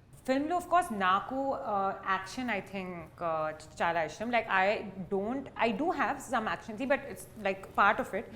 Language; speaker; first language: Telugu; non-native, learner; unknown